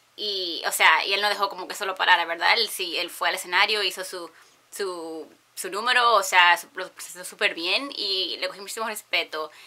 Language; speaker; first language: Spanish; early bilingual, heritage; Spanish